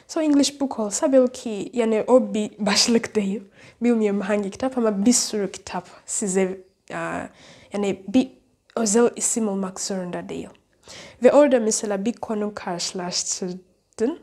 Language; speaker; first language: Turkish; non-native, learner; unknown